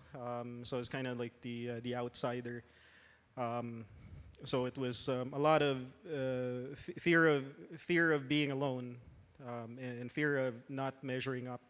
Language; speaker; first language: English; non-native, local second language; Filipino